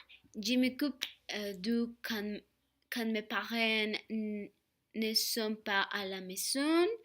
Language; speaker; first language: French; non-native, learner; Spanish